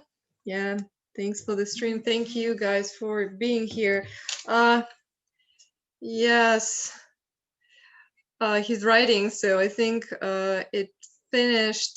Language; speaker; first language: English; non-native, fluent; Russian